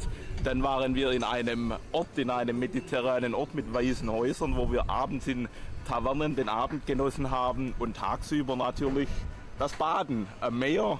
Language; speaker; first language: German; native; German